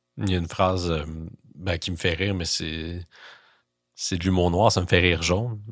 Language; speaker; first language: French; native; French